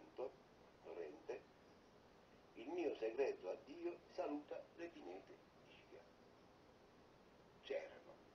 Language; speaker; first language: Italian; native; Italian